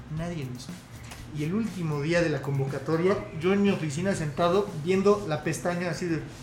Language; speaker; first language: Spanish; early bilingual, other home language; English